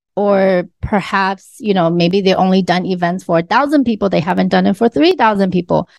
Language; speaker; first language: English; early bilingual, other home language; Chinese